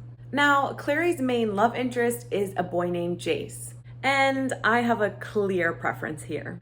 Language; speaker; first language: English; native; English